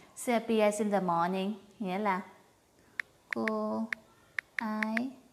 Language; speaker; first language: English; non-native, learner; Vietnamese